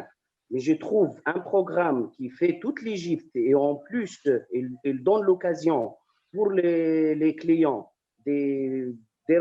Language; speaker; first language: French; non-native, fluent; Arabic